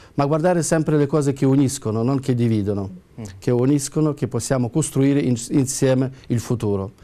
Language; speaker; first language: Italian; non-native, fluent; Ukrainian